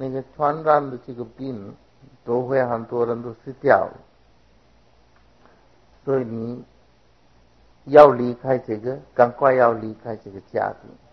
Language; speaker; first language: Chinese; non-native, fluent; Sinhala